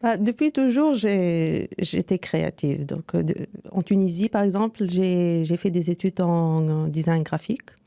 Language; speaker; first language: French; non-native, local second language; Arabic